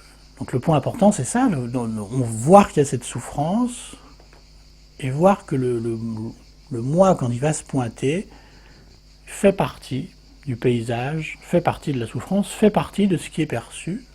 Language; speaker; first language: French; native; French